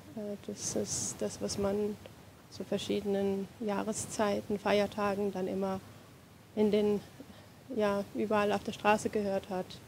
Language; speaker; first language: German; early bilingual, heritage; German